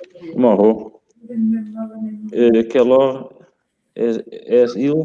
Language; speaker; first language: French; non-native, learner; Portuguese